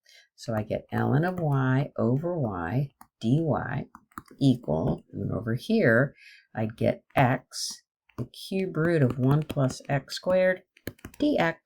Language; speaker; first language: English; native; English